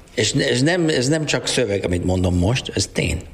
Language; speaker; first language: Hungarian; non-native, learner; English